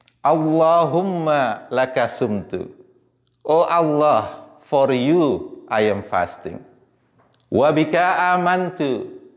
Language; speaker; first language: English; non-native, fluent; Indonesian